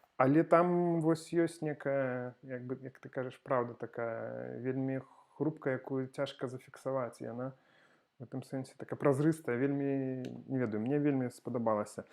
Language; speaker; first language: Belarusian; non-native, local second language; Russian